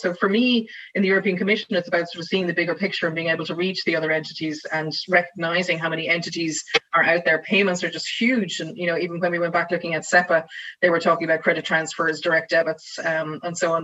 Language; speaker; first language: English; native; English